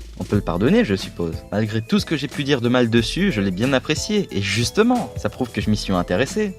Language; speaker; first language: French; native; French